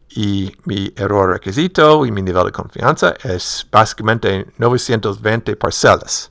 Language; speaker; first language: Spanish; non-native, fluent; English